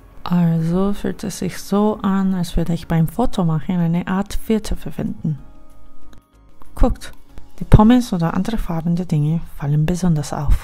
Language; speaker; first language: German; non-native, fluent; Korean